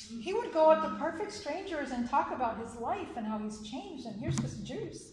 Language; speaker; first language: English; native; English